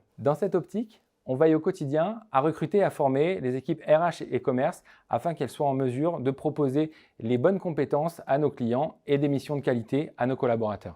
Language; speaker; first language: French; native; French